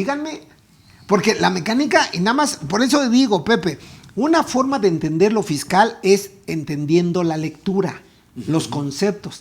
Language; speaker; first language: Spanish; native; Spanish